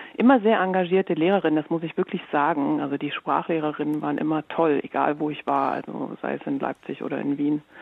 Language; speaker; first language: German; native; German